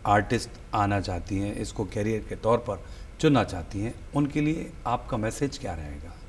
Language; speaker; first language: Hindi; native; Hindi